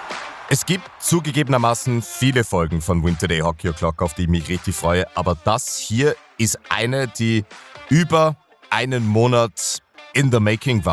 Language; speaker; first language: German; native; German